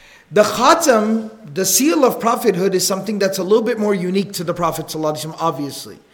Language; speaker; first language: English; native; English